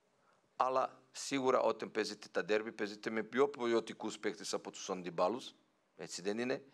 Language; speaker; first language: Greek; non-native, fluent; Serbian